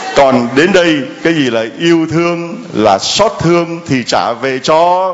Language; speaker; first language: Vietnamese; native; Vietnamese